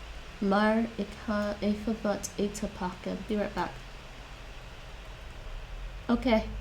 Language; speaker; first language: Dutch; non-native, learner; English